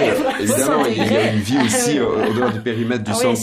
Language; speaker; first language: French; native; French